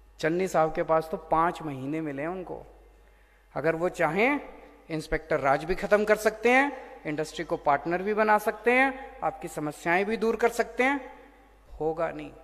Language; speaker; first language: Hindi; native; Hindi